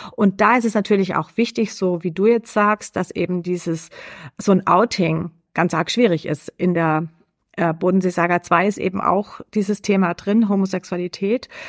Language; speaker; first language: German; native; German